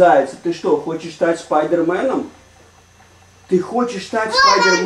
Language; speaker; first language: Russian; native; Russian